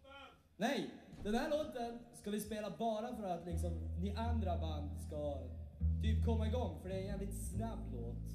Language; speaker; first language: Swedish; native; Swedish